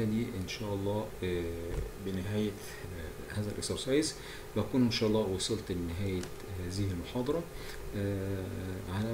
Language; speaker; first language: Arabic; native; Arabic